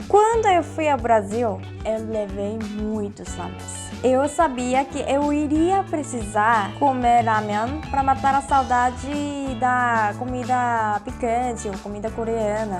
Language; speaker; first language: Portuguese; non-native, fluent; Korean